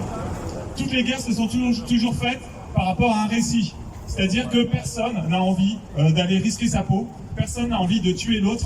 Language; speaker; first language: French; native; French